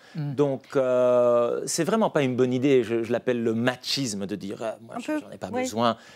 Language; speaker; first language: French; native; French